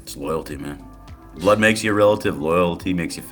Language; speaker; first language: English; native; English